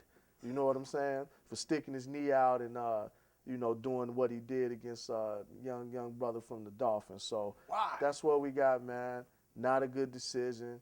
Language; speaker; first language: English; native; English